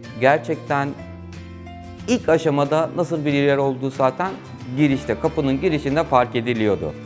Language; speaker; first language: Turkish; native; Turkish